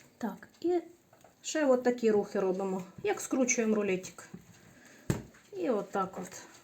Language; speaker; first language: Ukrainian; native; Ukrainian